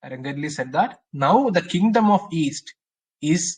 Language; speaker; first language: English; non-native, local second language; Malayalam